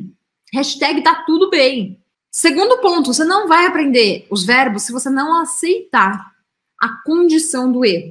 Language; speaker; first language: Portuguese; native; Portuguese